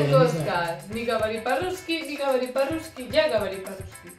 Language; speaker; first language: Russian; non-native, learner; Spanish